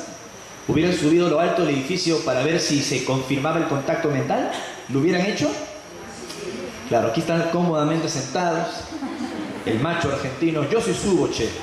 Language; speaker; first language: Spanish; native; Spanish